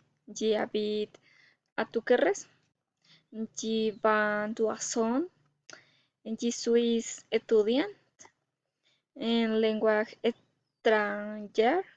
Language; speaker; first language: French; non-native, learner; Spanish